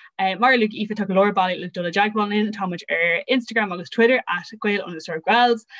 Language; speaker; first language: Irish; non-native, local second language; English